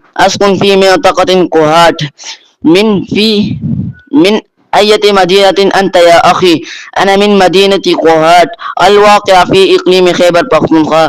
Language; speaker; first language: Arabic; non-native, learner; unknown